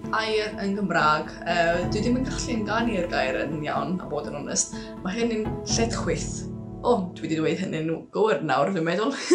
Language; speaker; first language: Welsh; non-native, fluent; Estonian